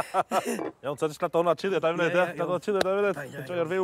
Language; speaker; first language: Welsh; native; Welsh